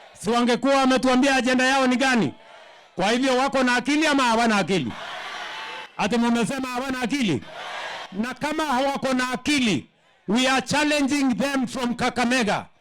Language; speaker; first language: Swahili; non-native, local second language; Kalenjin